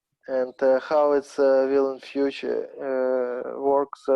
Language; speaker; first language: English; non-native, learner; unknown